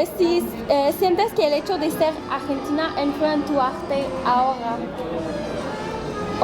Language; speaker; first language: Spanish; non-native, learner; French